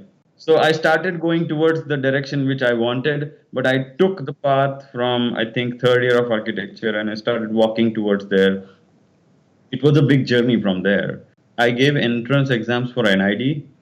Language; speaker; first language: English; non-native, local second language; Kannada